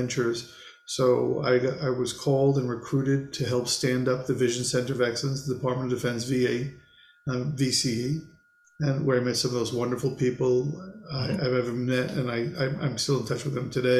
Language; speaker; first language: English; native; English